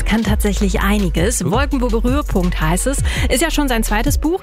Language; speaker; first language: German; native; German